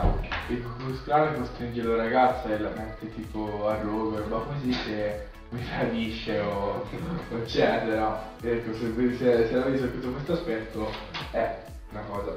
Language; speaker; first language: Italian; native; Italian